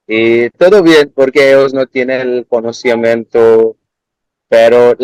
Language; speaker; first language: Spanish; non-native, learner; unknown